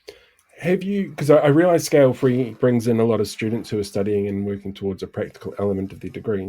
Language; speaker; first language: English; native; English